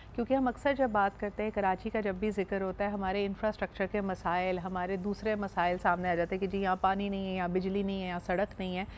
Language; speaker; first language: Urdu; native; Urdu